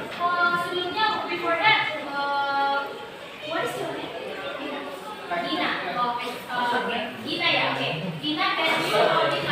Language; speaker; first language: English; non-native, learner; Indonesian